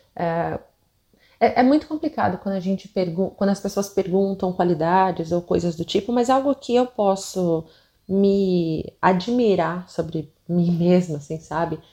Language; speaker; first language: Portuguese; native; Portuguese